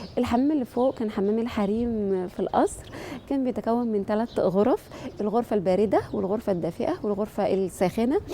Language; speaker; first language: Egyptian Arabic; native; Egyptian Arabic